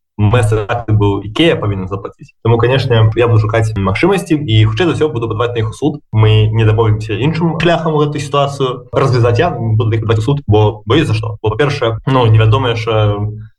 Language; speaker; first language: Belarusian; non-native, local second language; Russian